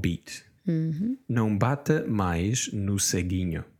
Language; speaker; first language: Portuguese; non-native, learner; English